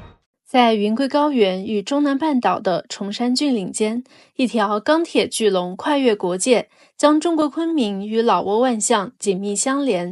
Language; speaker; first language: Chinese; native; Chinese